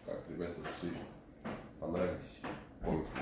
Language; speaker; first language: Russian; non-native, learner; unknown